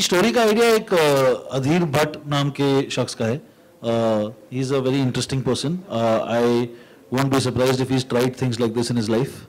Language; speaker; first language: Hindi; native; Hindi